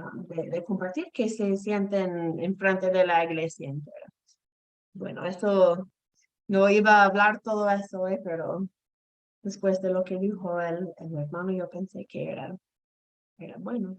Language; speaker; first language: Spanish; non-native, fluent; English